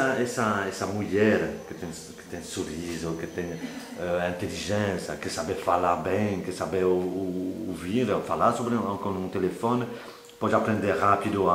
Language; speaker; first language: Portuguese; non-native, fluent; French